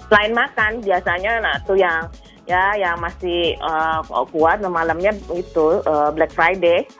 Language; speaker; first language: Indonesian; native; Indonesian